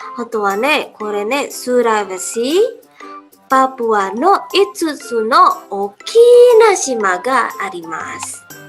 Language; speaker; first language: Japanese; non-native, learner; Indonesian